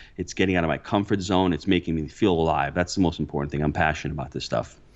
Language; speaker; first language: English; early bilingual, other home language; Italian